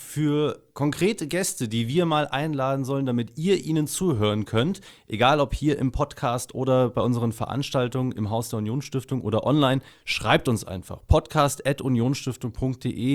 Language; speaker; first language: German; native; German